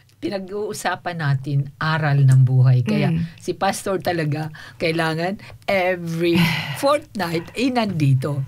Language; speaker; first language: Filipino; non-native, local second language; Waray